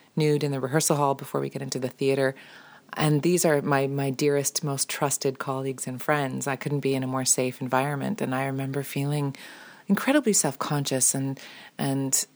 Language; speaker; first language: English; native; English